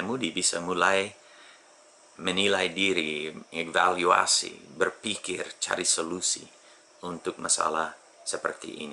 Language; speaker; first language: Indonesian; non-native, fluent; English